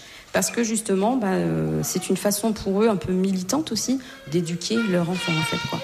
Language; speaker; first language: French; native; French